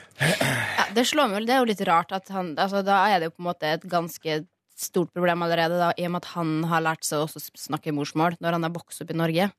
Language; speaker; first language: Norwegian; native; Norwegian